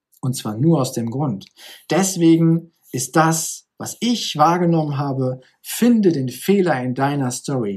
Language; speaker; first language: German; native; German